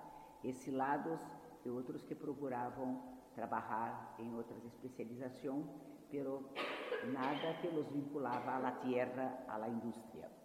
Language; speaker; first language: Spanish; non-native, fluent; Portuguese